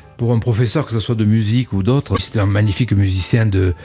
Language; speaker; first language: French; native; French